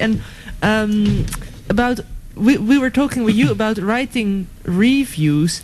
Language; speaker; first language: English; non-native, fluent; Dutch